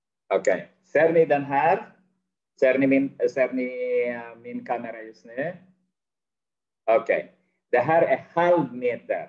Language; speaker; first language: Swedish; non-native, fluent; Arabic